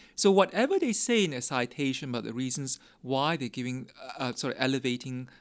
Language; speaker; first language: English; non-native, local second language; Min Nan Chinese